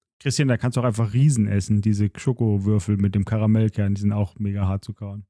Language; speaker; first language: German; native; German